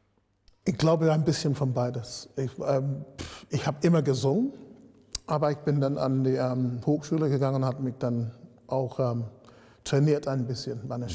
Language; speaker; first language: German; non-native, fluent; English